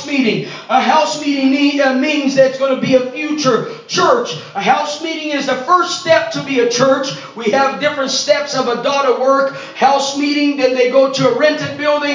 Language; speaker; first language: English; non-native, fluent; Portuguese